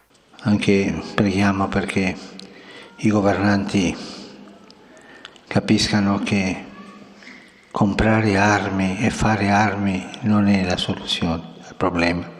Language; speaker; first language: Italian; non-native, fluent; Spanish